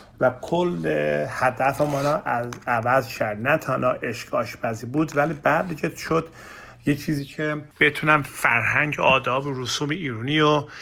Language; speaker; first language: Persian; non-native, learner; Turkish